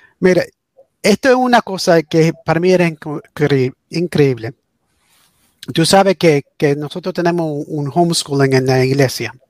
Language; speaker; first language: Spanish; early bilingual, heritage; English